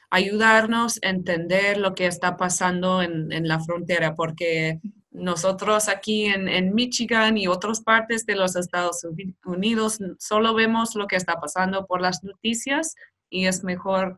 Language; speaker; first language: Spanish; non-native, fluent; English